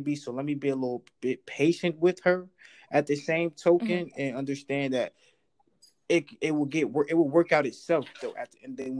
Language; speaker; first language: English; native; English